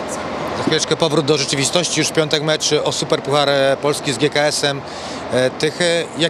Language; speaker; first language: Polish; native; Polish